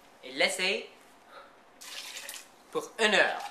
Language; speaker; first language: French; non-native, learner; English